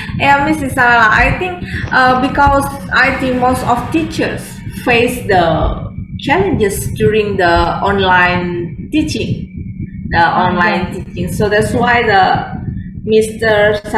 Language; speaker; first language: English; non-native, fluent; Indonesian